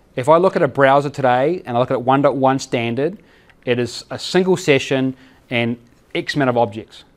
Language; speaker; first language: English; native; English